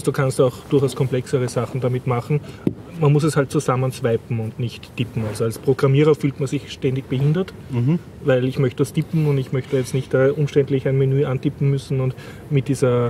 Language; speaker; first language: German; native; German